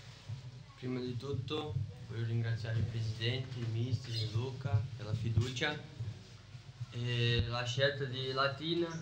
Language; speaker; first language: Italian; non-native, fluent; Portuguese